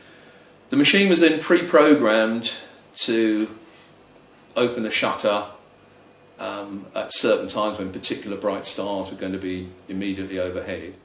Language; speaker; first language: English; native; English